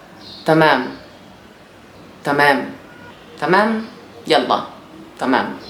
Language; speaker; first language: Arabic; non-native, learner; English